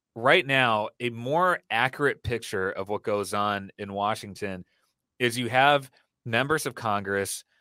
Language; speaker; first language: English; native; English